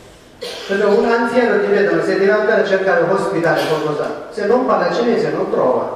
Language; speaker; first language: Italian; non-native, learner; Tibetan